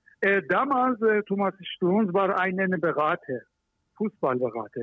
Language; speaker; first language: German; non-native, learner; Persian